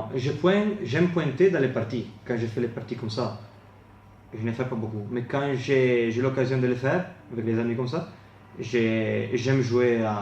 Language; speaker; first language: French; non-native, fluent; Italian